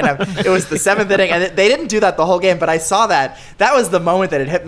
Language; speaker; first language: English; native; English